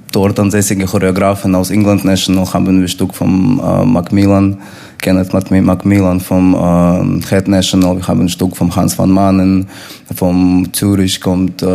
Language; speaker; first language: German; non-native, fluent; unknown